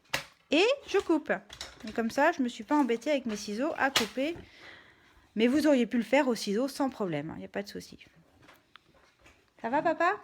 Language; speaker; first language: French; native; French